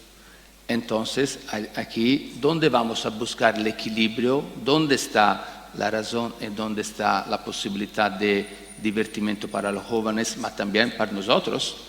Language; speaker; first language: Spanish; non-native, learner; Italian